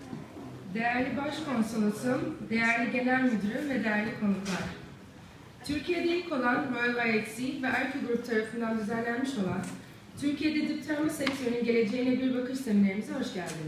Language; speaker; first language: Turkish; native; Turkish